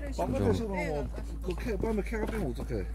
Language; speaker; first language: Korean; native; Korean